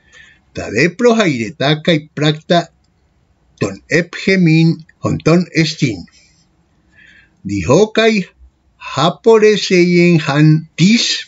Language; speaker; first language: Greek; non-native, fluent; Spanish